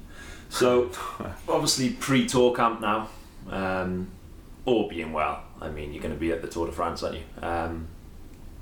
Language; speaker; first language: English; native; English